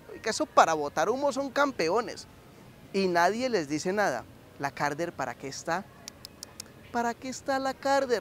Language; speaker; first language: Spanish; native; Spanish